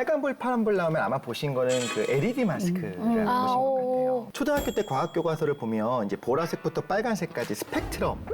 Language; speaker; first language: Korean; native; Korean